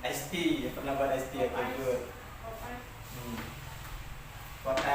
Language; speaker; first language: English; non-native, learner; Indonesian